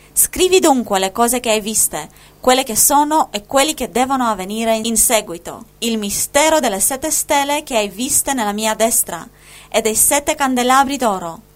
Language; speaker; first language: Italian; non-native, fluent; Spanish